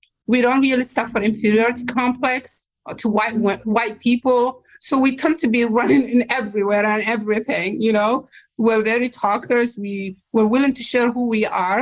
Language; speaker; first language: English; non-native, fluent; Somali